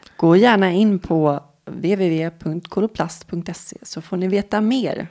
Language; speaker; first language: Swedish; native; Swedish